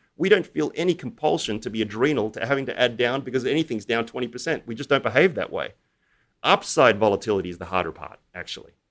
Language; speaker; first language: English; native; English